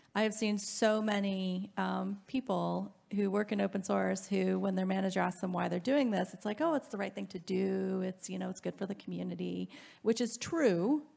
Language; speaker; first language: English; native; English